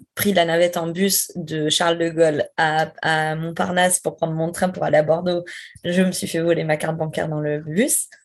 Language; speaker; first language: French; native; French